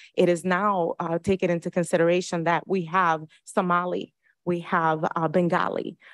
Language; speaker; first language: English; early bilingual, other home language; Spanish